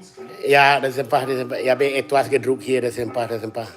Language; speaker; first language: German; non-native, learner; Minangkabau